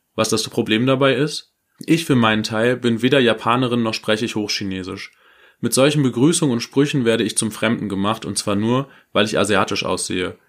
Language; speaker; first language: German; native; German